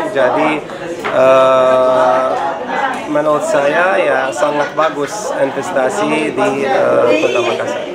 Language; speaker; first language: Indonesian; non-native, learner; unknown